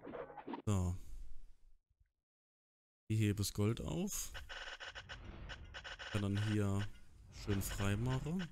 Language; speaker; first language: German; native; German